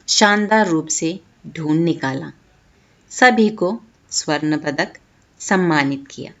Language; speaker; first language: Hindi; non-native, local second language; Malayalam